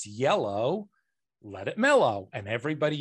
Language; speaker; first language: English; native; English